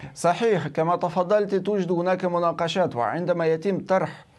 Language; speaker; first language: Arabic; non-native, fluent; Russian